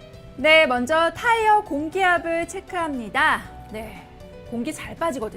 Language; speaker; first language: Korean; native; Korean